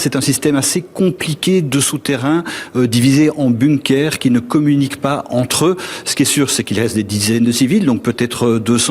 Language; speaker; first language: French; native; French